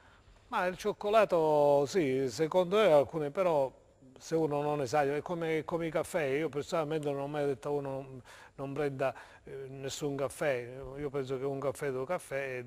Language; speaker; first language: Italian; native; Italian